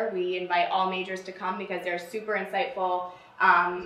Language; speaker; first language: English; native; English